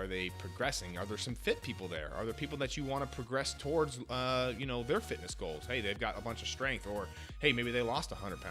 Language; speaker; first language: English; native; English